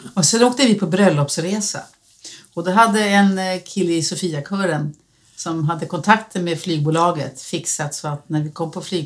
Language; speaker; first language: Swedish; native; Swedish